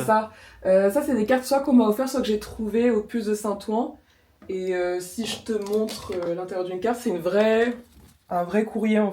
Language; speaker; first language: French; native; French